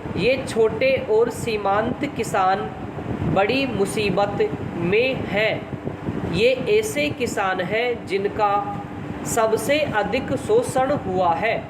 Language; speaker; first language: Hindi; native; Hindi